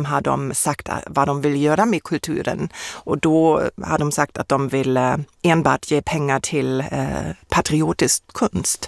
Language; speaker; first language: Swedish; non-native, fluent; German